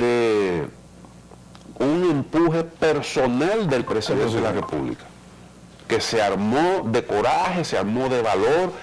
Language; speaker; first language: Spanish; native; Spanish